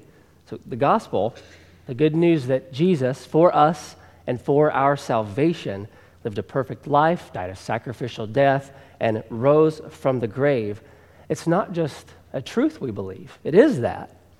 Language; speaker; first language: English; native; English